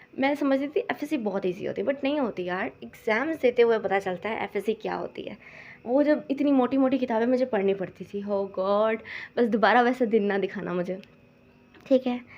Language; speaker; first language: Urdu; non-native, local second language; Punjabi